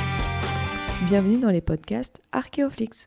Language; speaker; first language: French; native; French